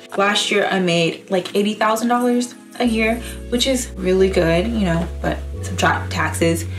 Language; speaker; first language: English; native; English